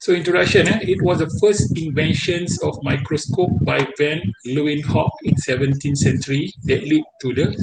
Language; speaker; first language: English; non-native, local second language; Malay